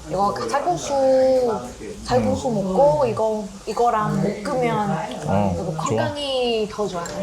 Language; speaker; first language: Korean; non-native, learner; Vietnamese